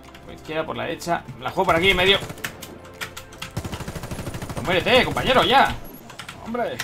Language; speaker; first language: Spanish; native; Spanish